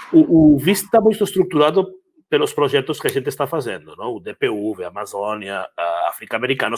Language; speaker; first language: Portuguese; non-native, fluent; Spanish